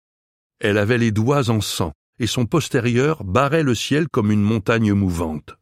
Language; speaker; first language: French; native; French